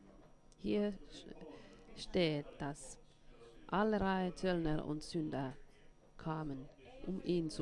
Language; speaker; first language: German; non-native, fluent; Finnish